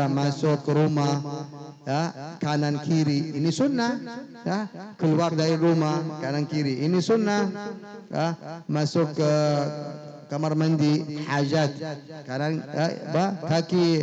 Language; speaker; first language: Indonesian; non-native, fluent; Arabic